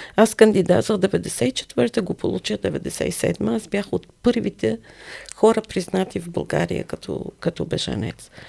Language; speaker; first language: Bulgarian; non-native, fluent; Arabic